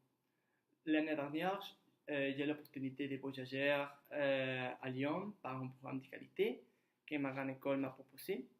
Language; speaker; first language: French; non-native, learner; Spanish